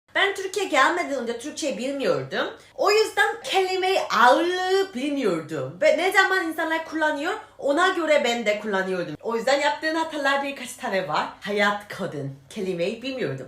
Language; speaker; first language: Turkish; non-native, learner; Korean